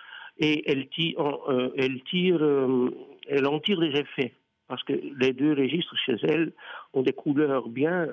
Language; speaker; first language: French; non-native, fluent; Dutch